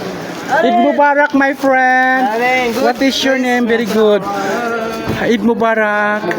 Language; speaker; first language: English; non-native, learner; Filipino